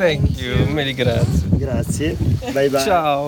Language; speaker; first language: English; non-native, fluent; German